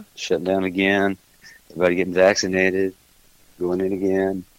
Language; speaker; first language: English; native; English